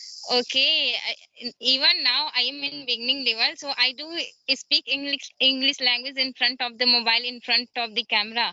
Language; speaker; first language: English; non-native, learner; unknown